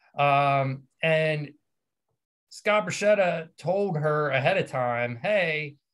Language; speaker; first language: English; native; English